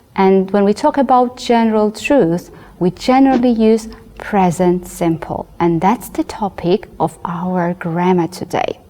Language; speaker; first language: English; non-native, fluent; Georgian